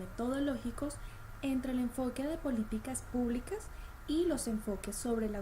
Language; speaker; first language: Spanish; native; Spanish